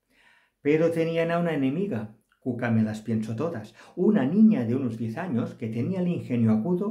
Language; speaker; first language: Spanish; non-native, local second language; Catalan